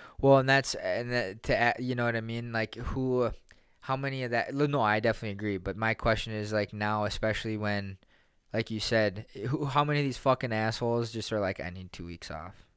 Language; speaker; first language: English; native; English